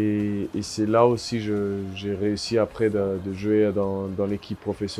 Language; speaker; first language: French; non-native, fluent; German